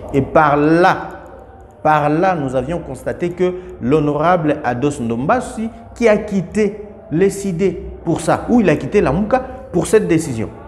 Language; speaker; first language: French; non-native, local second language; Lingala